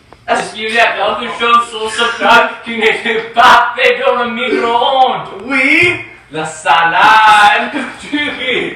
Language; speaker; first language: French; non-native, learner; English